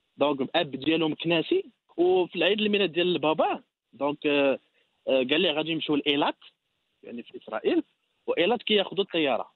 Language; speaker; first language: Arabic; native; Arabic